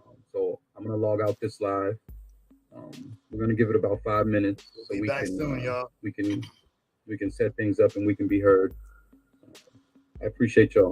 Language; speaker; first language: English; native; English